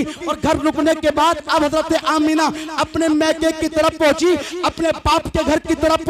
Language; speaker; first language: Hindi; native; Hindi